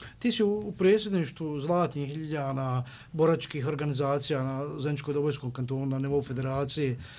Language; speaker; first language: Bosnian; native; Bosnian